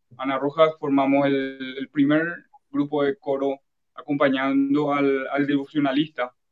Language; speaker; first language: Spanish; native; Spanish